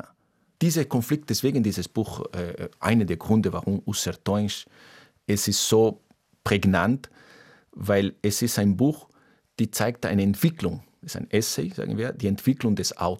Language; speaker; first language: German; non-native, fluent; Portuguese